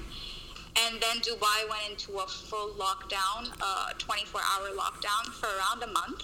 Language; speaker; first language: English; native; English